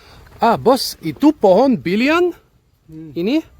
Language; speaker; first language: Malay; non-native, learner; German